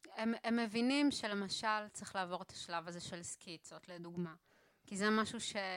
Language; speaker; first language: Hebrew; native; Hebrew